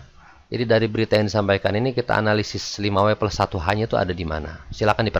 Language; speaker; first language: Indonesian; non-native, local second language; Sundanese